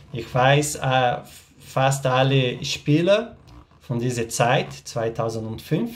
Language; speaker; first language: German; non-native, learner; Portuguese